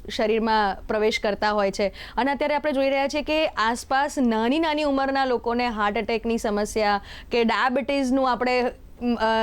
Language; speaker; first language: Gujarati; native; Gujarati